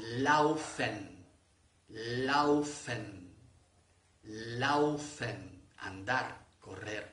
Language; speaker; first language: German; non-native, fluent; Spanish